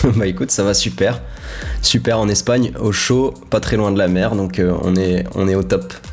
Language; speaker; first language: French; native; French